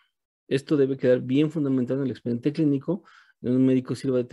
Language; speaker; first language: Spanish; native; Spanish